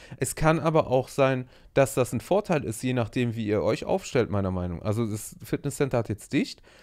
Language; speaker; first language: German; native; German